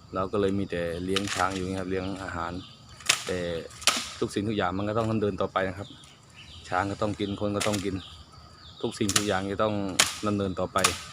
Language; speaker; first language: Thai; non-native, local second language; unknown